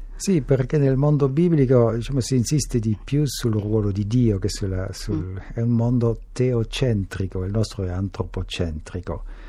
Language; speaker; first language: Italian; non-native, fluent; French